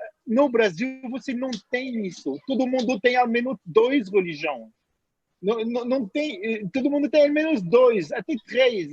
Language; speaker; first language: Portuguese; non-native, fluent; French